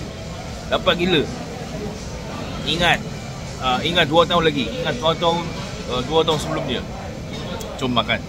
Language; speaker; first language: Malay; non-native, fluent; Korean